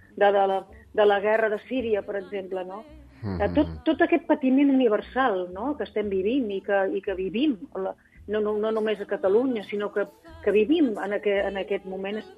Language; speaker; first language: Catalan; native; Catalan